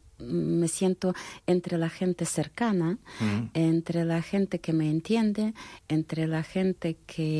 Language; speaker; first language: Spanish; non-native, fluent; Russian